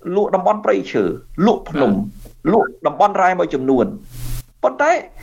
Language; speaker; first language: Khmer; native; Khmer